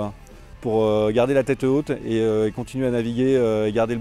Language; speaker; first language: French; native; French